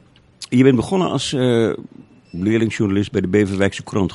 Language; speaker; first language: Dutch; native; Dutch